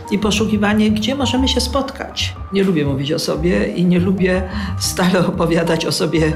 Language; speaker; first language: Polish; native; Polish